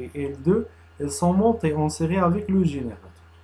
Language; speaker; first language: French; non-native, local second language; Arabic